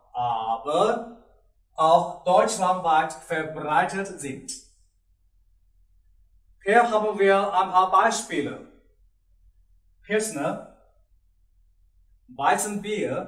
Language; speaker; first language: German; non-native, learner; Chinese